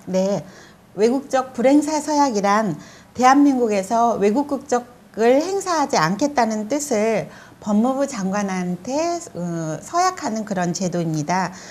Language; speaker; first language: Korean; native; Korean